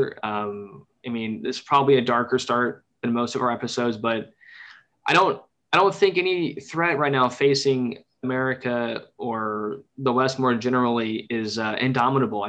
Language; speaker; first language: English; native; English